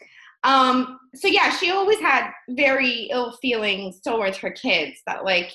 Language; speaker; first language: English; early bilingual, other home language; Russian